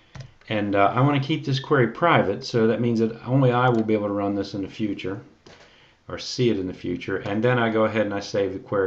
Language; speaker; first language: English; native; English